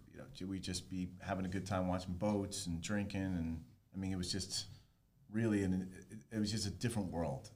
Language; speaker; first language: English; native; English